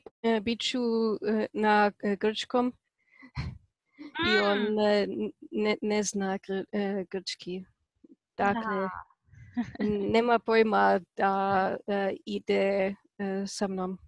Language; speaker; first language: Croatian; non-native, learner; Polish